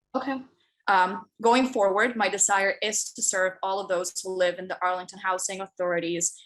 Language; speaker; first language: English; early bilingual, other home language; Spanish